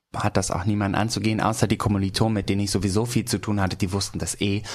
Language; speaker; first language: German; native; German